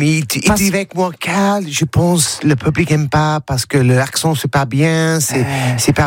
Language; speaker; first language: French; non-native, learner; English